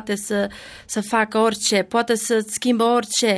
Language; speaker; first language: Romanian; non-native, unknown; Albanian